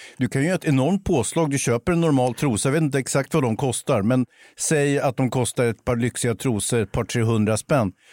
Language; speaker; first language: Swedish; native; Swedish